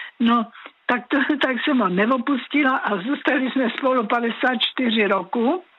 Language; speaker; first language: Czech; native; Czech